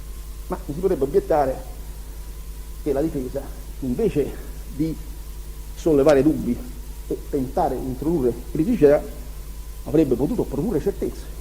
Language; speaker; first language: Italian; native; Italian